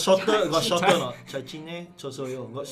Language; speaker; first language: Korean; non-native, learner; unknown